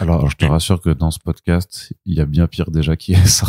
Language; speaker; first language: French; native; French